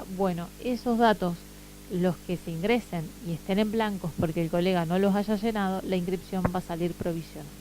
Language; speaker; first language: Spanish; native; Spanish